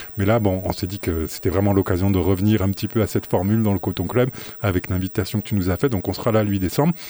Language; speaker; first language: French; native; French